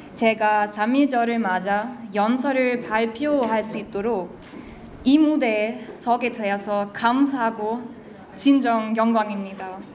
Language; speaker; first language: Korean; early bilingual, heritage; Korean